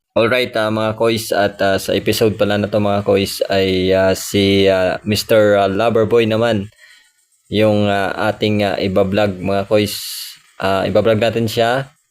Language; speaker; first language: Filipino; non-native, local second language; Aklanon